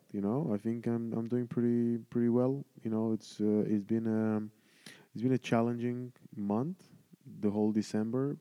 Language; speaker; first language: English; non-native, fluent; Romanian